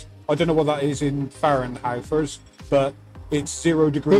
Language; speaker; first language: English; native; English